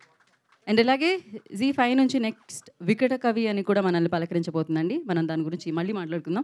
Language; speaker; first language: Telugu; native; Telugu